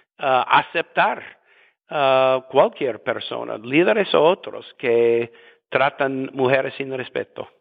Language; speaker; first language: Spanish; non-native, fluent; English